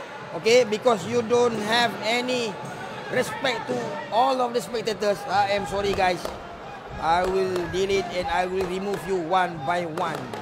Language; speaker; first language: English; non-native, local second language; Malay